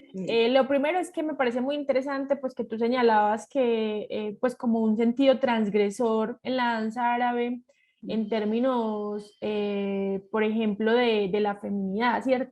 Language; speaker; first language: Spanish; native; Spanish